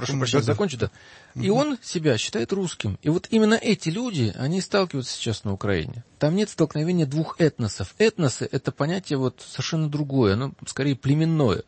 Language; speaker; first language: Russian; native; Russian